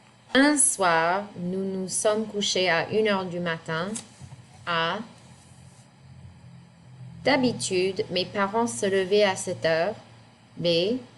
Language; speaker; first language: French; non-native, fluent; English